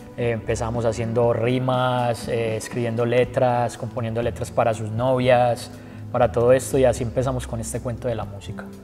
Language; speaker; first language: Spanish; native; Spanish